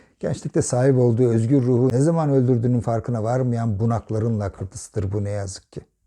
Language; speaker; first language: Turkish; native; Turkish